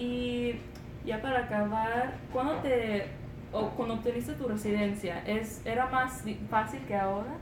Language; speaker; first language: Spanish; early bilingual, other home language; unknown